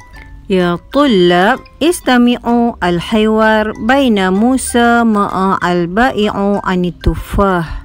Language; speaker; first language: Arabic; non-native, fluent; Malay